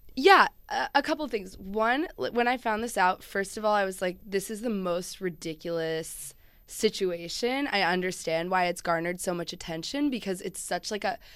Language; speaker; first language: English; native; English